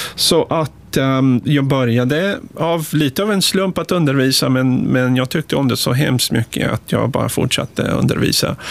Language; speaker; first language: Swedish; early bilingual, other home language; Spanish